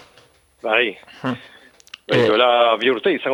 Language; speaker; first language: Basque; non-native, local second language; Spanish